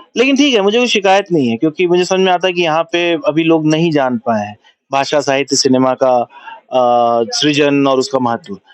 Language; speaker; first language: Hindi; non-native, local second language; Bhojpuri